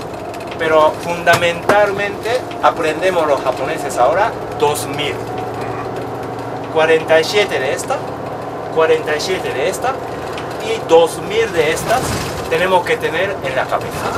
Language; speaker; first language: Spanish; non-native, learner; Japanese